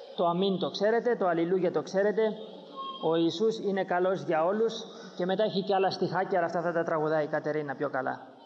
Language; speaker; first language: Greek; native; Greek